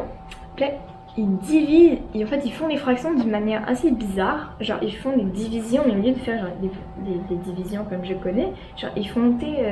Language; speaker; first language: French; native; French